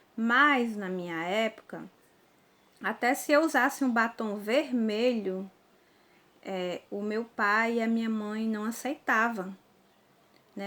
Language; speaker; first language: Portuguese; native; Portuguese